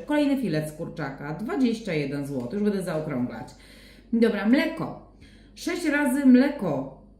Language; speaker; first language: Polish; native; Polish